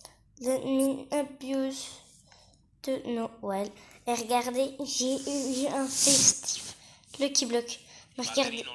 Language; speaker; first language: French; native; French